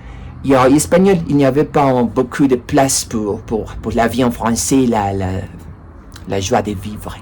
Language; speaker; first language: French; non-native, learner; Spanish